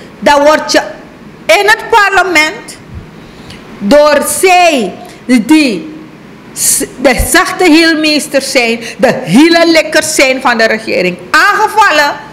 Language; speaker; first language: Dutch; native; Dutch